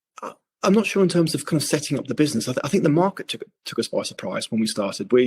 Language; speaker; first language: English; native; English